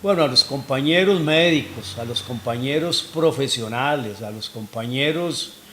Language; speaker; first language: Spanish; native; Spanish